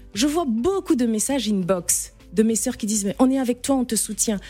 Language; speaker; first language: French; non-native, local second language; Arabic